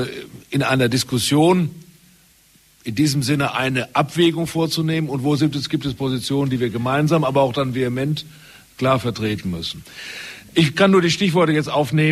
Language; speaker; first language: German; native; German